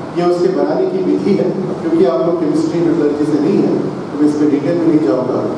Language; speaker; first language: Hindi; non-native, local second language; Tamil